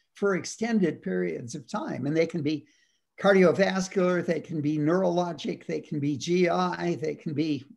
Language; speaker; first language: English; native; English